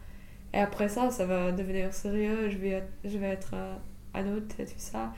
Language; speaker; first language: French; non-native, fluent; English